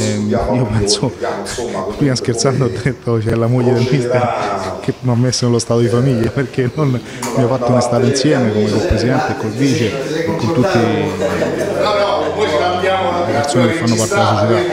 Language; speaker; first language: Italian; native; Italian